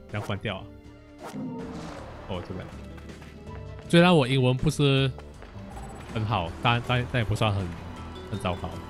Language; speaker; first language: Chinese; native; Chinese